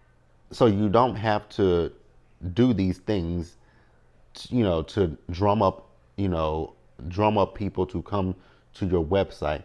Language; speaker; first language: English; native; English